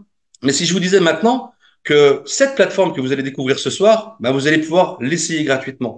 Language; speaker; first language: French; native; French